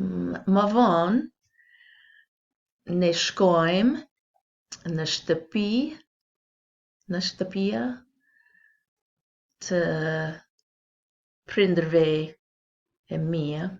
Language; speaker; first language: Albanian; non-native, learner; English